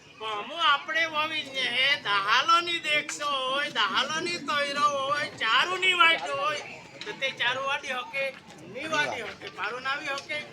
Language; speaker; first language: Gujarati; non-native, local second language; Bhili